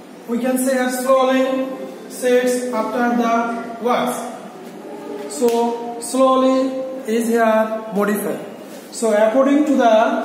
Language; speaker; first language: English; non-native, local second language; Bangla